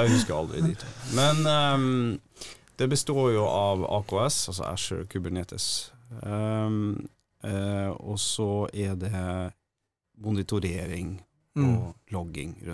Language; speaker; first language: Norwegian; native; Norwegian